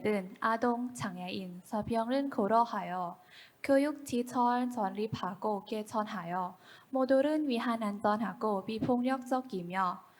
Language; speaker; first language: Korean; non-native, learner; Thai